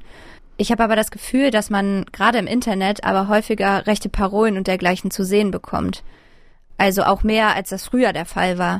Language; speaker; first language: German; native; German